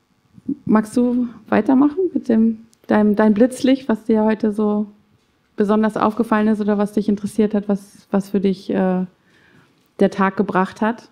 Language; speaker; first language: German; native; German